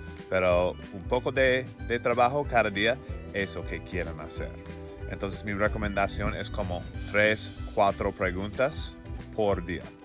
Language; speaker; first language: Spanish; non-native, fluent; English